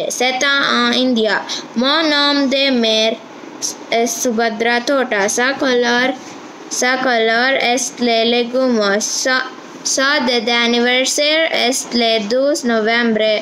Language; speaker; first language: French; non-native, learner; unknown